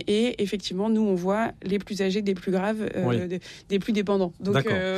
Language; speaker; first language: French; native; French